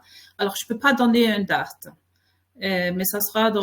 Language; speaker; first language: French; non-native, fluent; Faroese